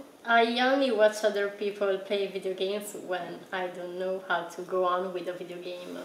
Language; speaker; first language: English; non-native, fluent; Italian